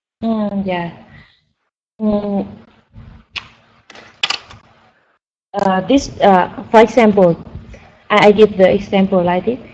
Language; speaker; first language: English; non-native, learner; Vietnamese